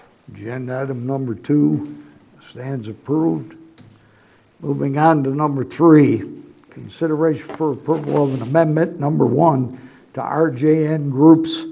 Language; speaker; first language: English; native; English